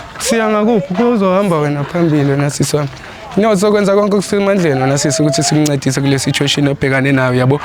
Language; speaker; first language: Zulu; native; Zulu